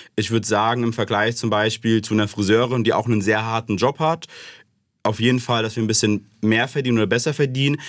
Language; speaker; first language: German; native; German